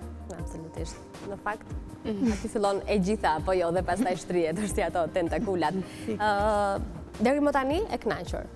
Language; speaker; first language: Albanian; native; Albanian